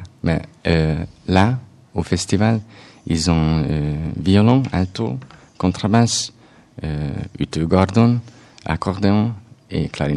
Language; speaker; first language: French; non-native, fluent; Hungarian